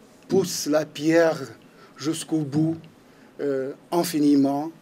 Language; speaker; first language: French; non-native, fluent; Portuguese